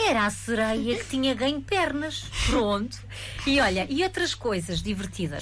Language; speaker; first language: Portuguese; native; Portuguese